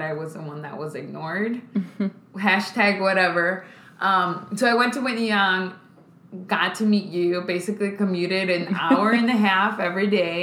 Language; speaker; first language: English; early bilingual, other home language; Spanish